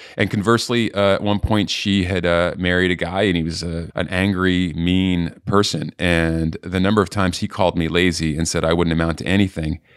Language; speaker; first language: English; native; English